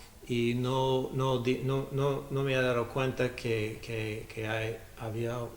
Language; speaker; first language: Spanish; non-native, learner; English